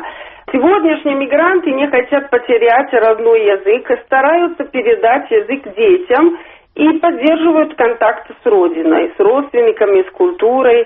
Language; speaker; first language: Russian; non-native, fluent; Italian